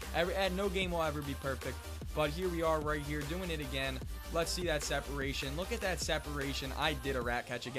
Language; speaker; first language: English; native; English